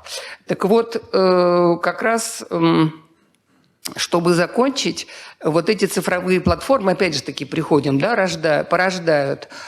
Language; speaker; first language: Russian; native; Russian